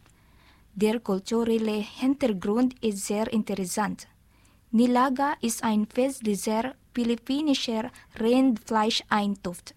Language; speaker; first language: German; non-native, learner; Filipino